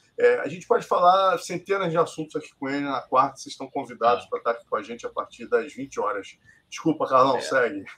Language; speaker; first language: Portuguese; native; Portuguese